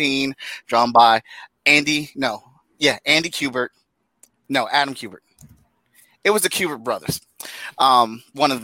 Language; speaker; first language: English; native; English